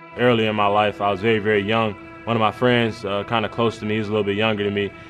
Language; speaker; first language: English; native; English